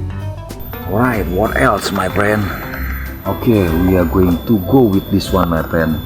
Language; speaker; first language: English; non-native, learner; Indonesian